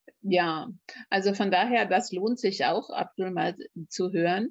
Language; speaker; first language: German; native; German